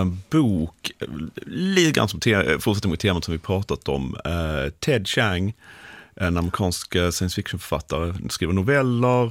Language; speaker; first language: Swedish; native; Swedish